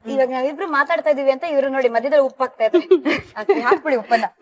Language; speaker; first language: Kannada; native; Kannada